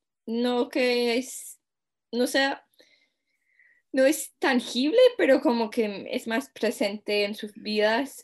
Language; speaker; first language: Spanish; non-native, fluent; English